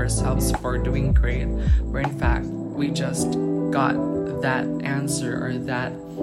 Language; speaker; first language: English; non-native, local second language; Filipino